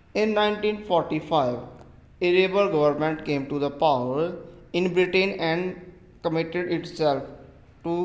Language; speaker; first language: English; non-native, local second language; Punjabi